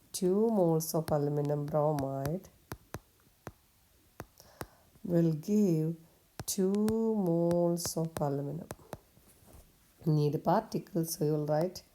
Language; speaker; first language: English; non-native, local second language; Malayalam